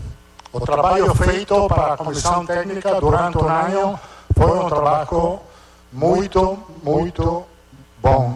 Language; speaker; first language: Spanish; non-native, fluent; Italian